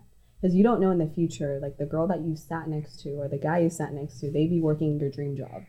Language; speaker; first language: English; non-native, local second language; Cantonese